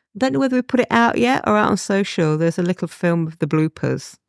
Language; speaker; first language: English; native; English